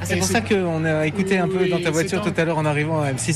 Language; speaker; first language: French; native; French